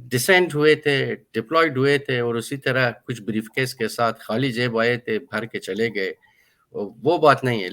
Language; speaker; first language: Hindi; non-native, fluent; Persian